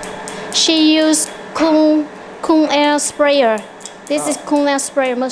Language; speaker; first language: English; non-native, learner; Vietnamese